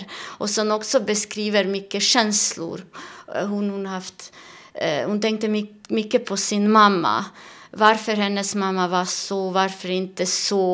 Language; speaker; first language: Swedish; non-native, learner; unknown